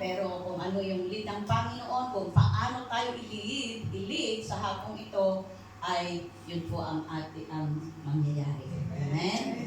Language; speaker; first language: Filipino; non-native, local second language; Iloko